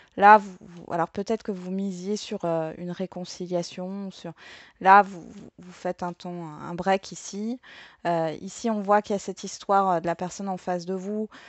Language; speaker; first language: French; native; French